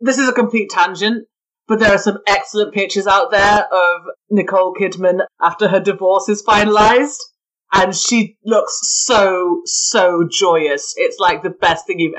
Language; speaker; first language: English; native; English